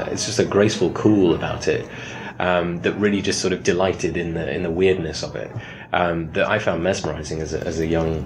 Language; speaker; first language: English; native; English